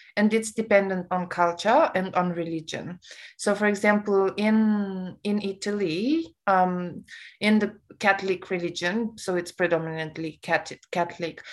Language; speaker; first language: English; non-native, fluent; Romanian